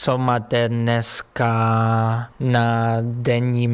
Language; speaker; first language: Czech; non-native, learner; Spanish